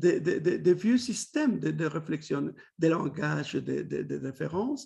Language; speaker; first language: French; non-native, fluent; Spanish